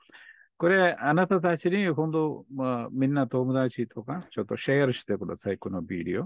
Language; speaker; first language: Japanese; non-native, learner; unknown